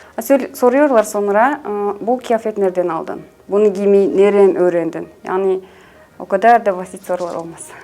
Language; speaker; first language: Turkish; non-native, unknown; Kazakh